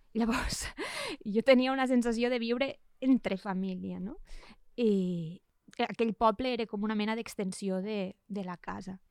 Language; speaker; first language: Catalan; native; Catalan